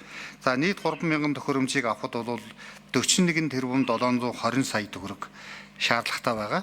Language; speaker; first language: Mongolian; native; Mongolian